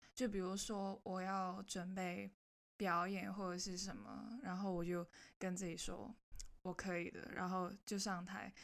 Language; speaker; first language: Chinese; non-native, local second language; Cantonese